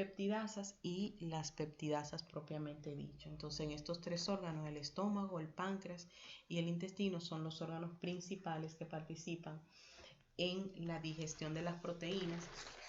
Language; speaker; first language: Spanish; native; Spanish